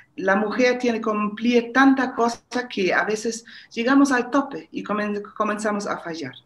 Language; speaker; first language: Spanish; non-native, fluent; German